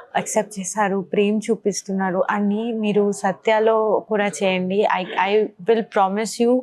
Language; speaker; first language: Telugu; non-native, local second language; Bangla